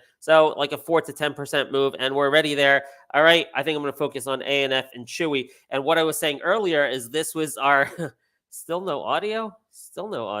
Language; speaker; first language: English; native; English